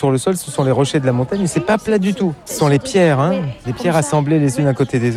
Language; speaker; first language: French; native; French